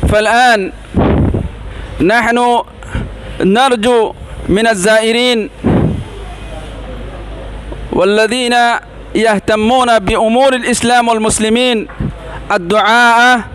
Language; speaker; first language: Arabic; non-native, learner; Rohingya